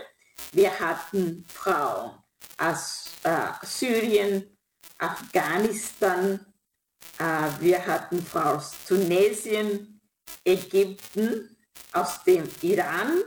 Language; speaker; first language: German; non-native, fluent; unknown